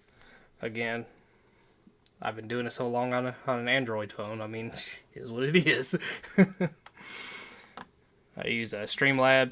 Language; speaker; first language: English; native; English